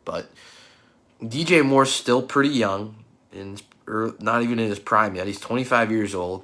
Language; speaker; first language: English; native; English